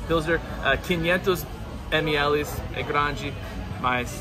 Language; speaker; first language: Portuguese; non-native, learner; English